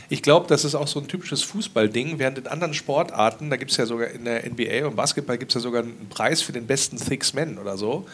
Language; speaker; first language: German; native; German